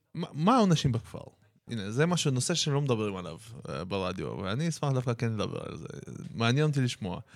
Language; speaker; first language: Hebrew; native; Hebrew